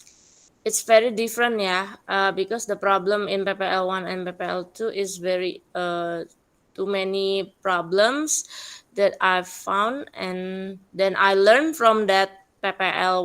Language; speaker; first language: English; non-native, learner; Indonesian